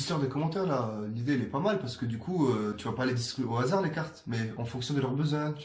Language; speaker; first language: French; native; French